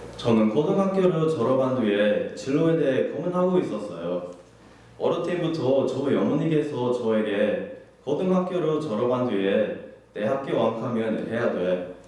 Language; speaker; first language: Korean; non-native, fluent; English